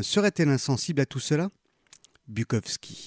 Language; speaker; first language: French; native; French